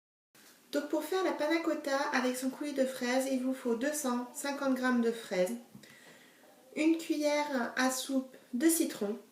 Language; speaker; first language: French; native; French